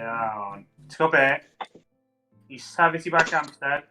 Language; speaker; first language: Welsh; native; Welsh